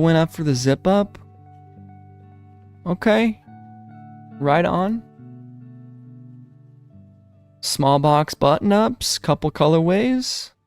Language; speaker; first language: English; native; English